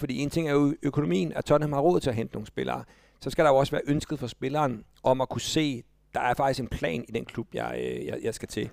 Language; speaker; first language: Danish; native; Danish